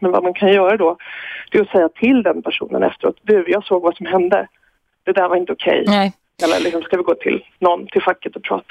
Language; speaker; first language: Swedish; native; Swedish